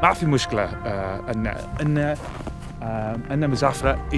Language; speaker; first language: Arabic; non-native, learner; English